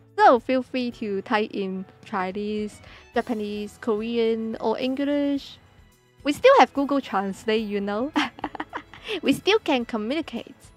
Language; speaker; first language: English; non-native, local second language; Cantonese